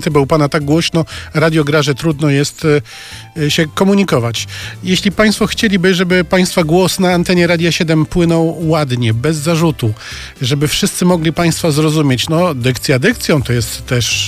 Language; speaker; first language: Polish; native; Polish